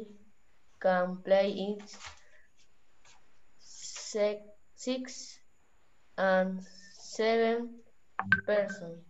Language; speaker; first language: English; non-native, learner; Spanish